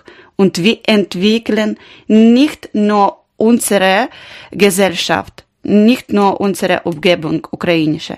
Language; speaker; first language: German; non-native, learner; Ukrainian